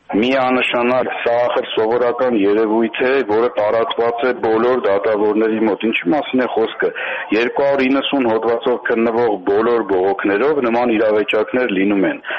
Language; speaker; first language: Armenian; native; Armenian